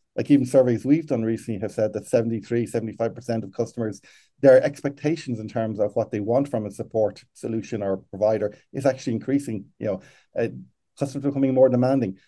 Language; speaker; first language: English; native; English